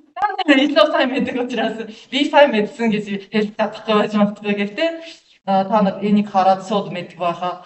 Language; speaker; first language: Mongolian; non-native, learner; Japanese